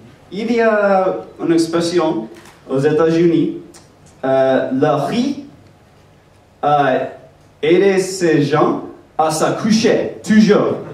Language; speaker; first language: French; non-native, learner; English